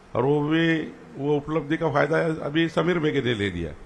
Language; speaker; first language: Hindi; non-native, local second language; Marathi